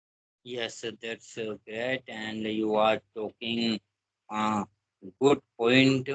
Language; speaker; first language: English; non-native, learner; Hindi